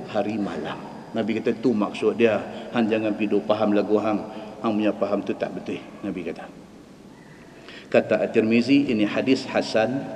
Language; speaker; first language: Malay; native; Malay